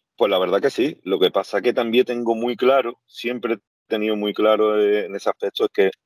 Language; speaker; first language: Spanish; native; Spanish